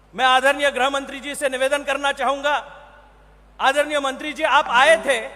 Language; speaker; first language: Hindi; non-native, local second language; Marathi